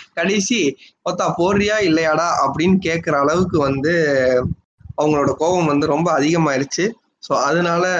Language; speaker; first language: Tamil; non-native, local second language; Telugu